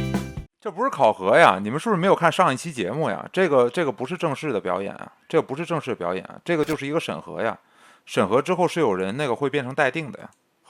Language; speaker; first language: Chinese; native; Chinese